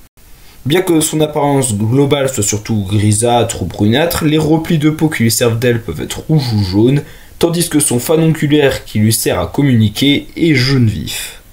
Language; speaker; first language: French; native; French